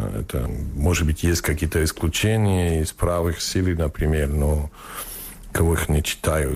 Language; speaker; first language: Russian; non-native, fluent; English